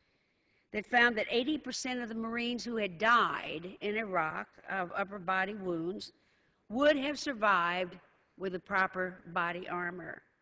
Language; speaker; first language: English; native; English